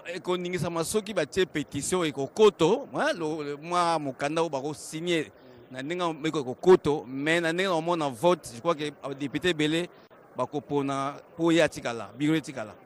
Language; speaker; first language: Lingala; non-native, local second language; Kongo